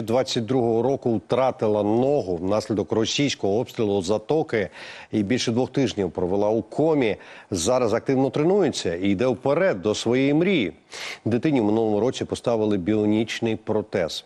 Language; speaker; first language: Ukrainian; native; Ukrainian